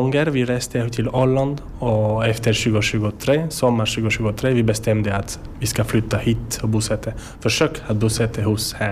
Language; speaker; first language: Swedish; non-native, learner; French